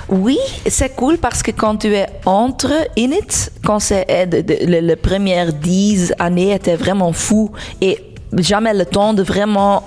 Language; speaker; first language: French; non-native, local second language; Dutch